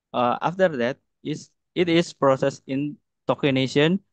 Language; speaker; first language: English; non-native, learner; Indonesian